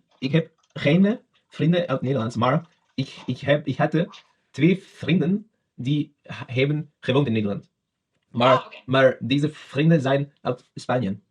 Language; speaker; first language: Dutch; non-native, learner; Spanish